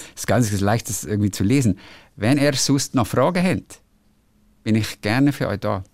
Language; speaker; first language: German; native; German